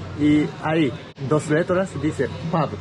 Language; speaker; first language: Spanish; non-native, learner; Japanese